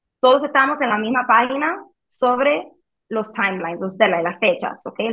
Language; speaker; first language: Spanish; early bilingual, heritage; Spanish